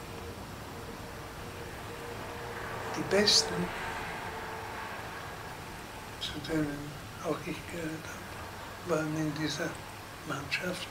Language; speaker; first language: German; native; German